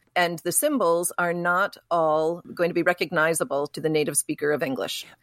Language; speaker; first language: English; native; English